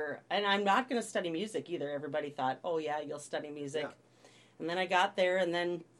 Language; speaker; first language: English; native; English